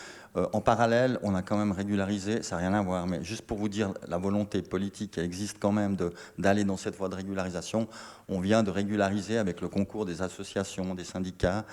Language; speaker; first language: French; native; French